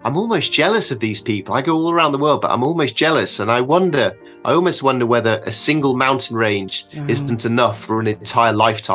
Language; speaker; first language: English; native; English